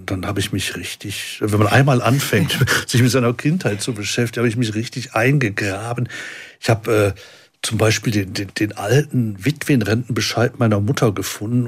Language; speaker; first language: German; native; German